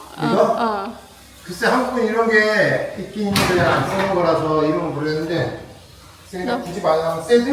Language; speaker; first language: Korean; native; Korean